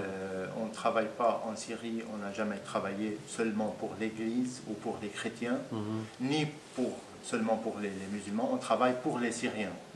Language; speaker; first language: French; non-native, fluent; Arabic